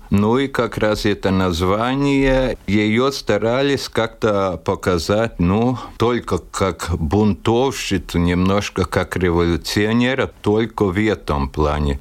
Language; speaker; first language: Russian; non-native, local second language; Latvian